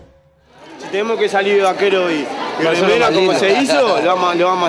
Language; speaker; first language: Spanish; native; Spanish